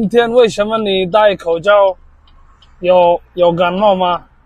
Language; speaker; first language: Chinese; non-native, learner; Somali